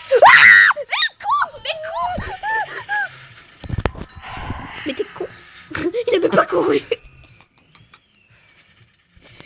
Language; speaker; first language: French; native; French